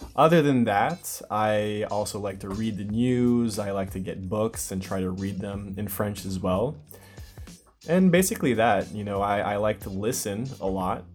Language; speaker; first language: English; native; English